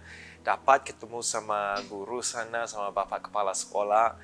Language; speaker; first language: Indonesian; early bilingual, other home language; English